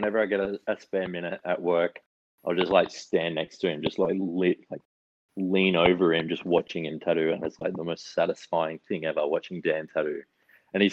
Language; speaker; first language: English; native; English